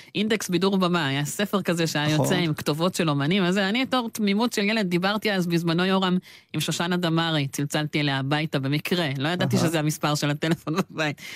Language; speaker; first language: Hebrew; native; Hebrew